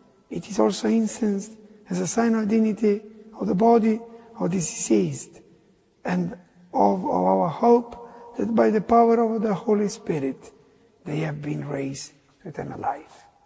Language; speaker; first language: English; non-native, fluent; Italian